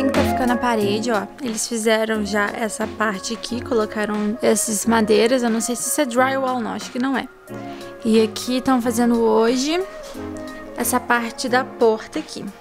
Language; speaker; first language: Portuguese; native; Portuguese